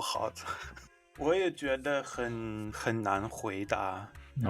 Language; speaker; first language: Chinese; non-native, fluent; English